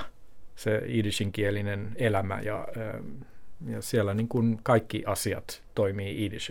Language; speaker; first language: Finnish; native; Finnish